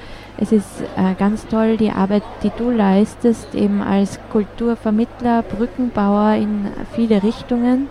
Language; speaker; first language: German; native; German